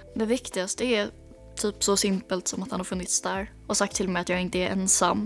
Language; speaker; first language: Swedish; native; Swedish